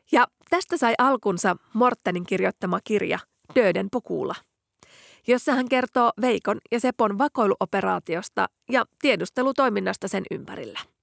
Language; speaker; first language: Finnish; native; Finnish